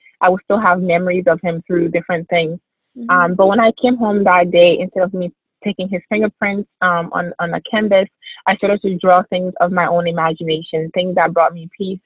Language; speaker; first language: English; early bilingual, other home language; French